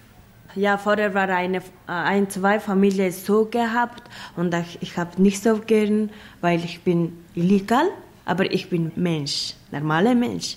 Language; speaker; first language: German; non-native, learner; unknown